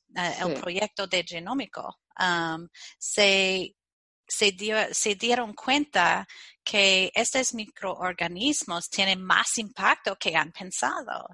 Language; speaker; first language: Spanish; non-native, fluent; English